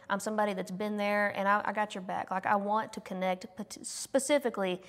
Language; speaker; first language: English; native; English